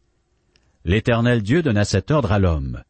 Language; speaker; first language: French; native; French